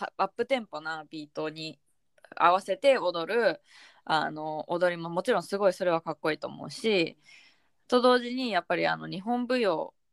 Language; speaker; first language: Japanese; early bilingual, heritage; Japanese